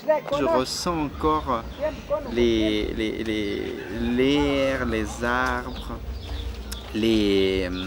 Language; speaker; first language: French; non-native, fluent; Spanish